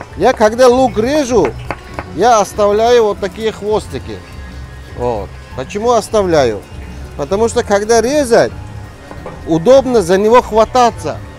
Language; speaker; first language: Russian; non-native, local second language; Tajik